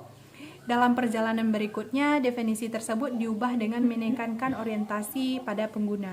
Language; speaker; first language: Indonesian; native; Indonesian